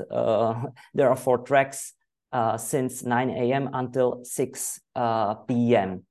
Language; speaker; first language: English; non-native, fluent; Czech